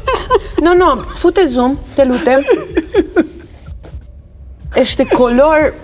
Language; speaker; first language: Albanian; early bilingual, heritage; Albanian